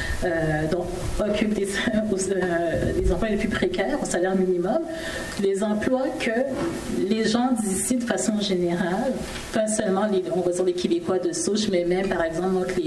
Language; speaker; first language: French; native; French